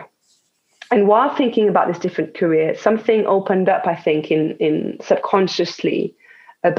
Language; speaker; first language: English; non-native, fluent; French